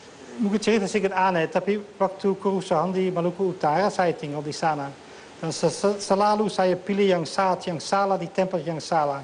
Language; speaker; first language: Indonesian; non-native, fluent; Dutch